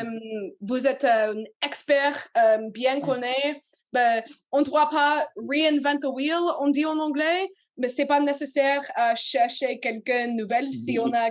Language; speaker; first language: French; non-native, learner; English